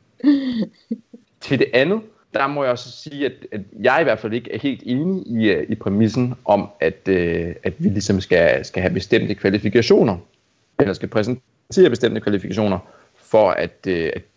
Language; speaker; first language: Danish; native; Danish